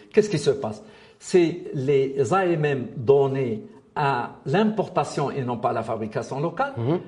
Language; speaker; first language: French; non-native, local second language; Arabic